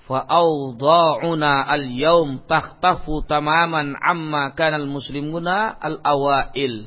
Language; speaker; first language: Arabic; non-native, fluent; Indonesian